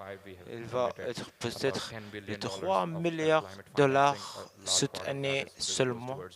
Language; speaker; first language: French; non-native, learner; Arabic